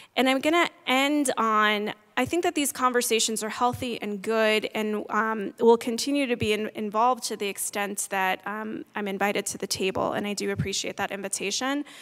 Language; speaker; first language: English; native; English